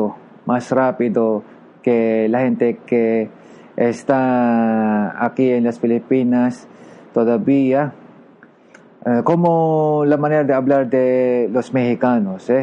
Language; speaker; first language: Spanish; non-native, learner; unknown